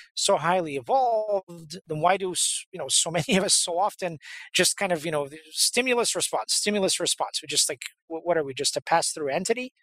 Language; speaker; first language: English; native; English